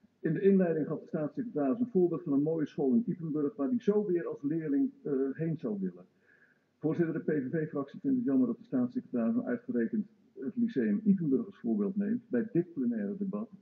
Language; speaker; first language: Dutch; native; Dutch